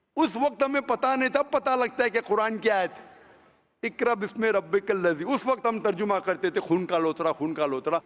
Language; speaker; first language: Hindi; non-native, local second language; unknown